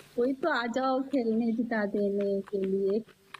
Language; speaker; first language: Hindi; non-native, learner; Bangla